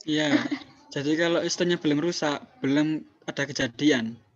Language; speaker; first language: Indonesian; native; Indonesian